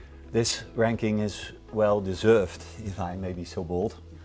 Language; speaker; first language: English; non-native, fluent; Dutch